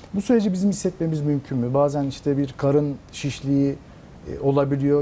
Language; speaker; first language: Turkish; native; Turkish